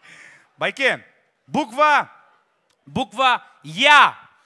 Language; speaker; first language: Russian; non-native, local second language; Kyrgyz